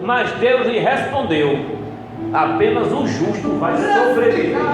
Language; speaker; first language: Portuguese; native; Portuguese